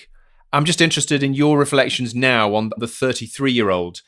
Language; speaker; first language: English; native; English